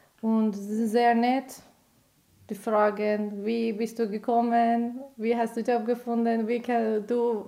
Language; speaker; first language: German; non-native, learner; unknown